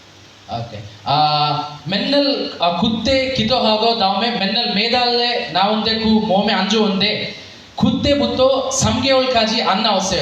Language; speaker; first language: Korean; non-native, learner; Telugu